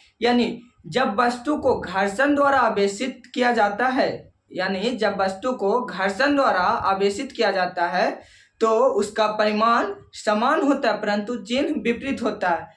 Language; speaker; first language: Hindi; native; Hindi